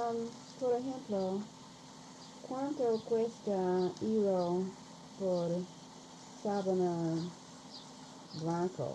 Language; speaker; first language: Spanish; non-native, learner; English